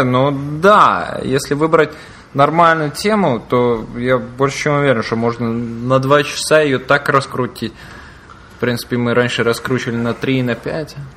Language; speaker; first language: Russian; native; Russian